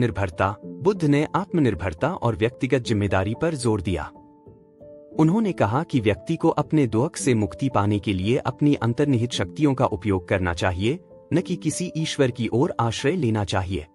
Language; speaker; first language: Hindi; native; Hindi